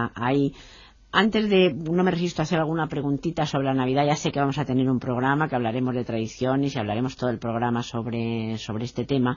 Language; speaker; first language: Spanish; native; Spanish